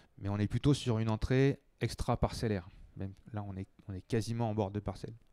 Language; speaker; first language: French; native; French